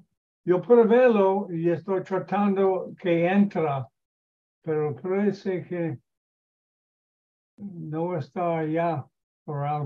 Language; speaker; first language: Spanish; non-native, learner; English